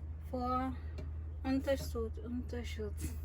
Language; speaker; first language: German; non-native, learner; Filipino